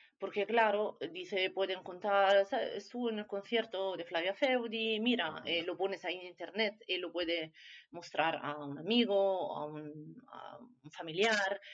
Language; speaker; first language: Spanish; non-native, fluent; Italian